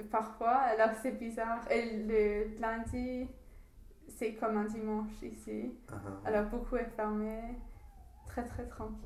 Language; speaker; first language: French; non-native, learner; English